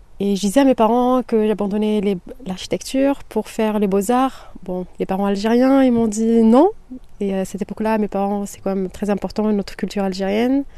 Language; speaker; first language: French; non-native, local second language; Kabyle